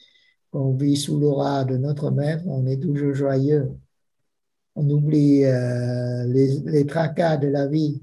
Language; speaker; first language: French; non-native, fluent; Vietnamese